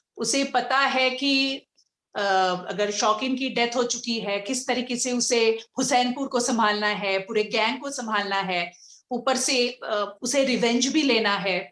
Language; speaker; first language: Hindi; non-native, local second language; Bangla